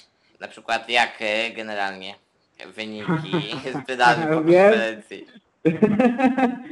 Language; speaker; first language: Polish; native; Polish